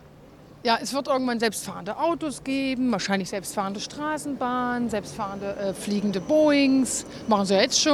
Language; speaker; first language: German; native; German